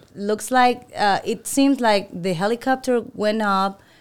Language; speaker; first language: English; non-native, learner; Spanish